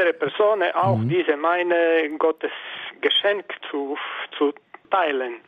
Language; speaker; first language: German; non-native, fluent; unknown